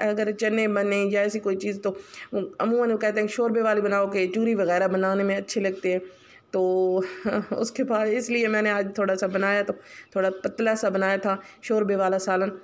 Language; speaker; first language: Urdu; non-native, local second language; Punjabi